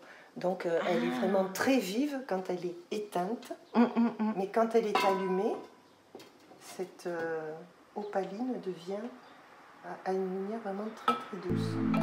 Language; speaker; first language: French; native; French